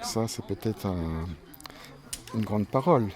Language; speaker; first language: French; native; French